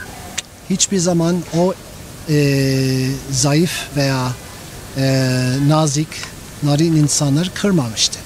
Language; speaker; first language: Turkish; non-native, fluent; English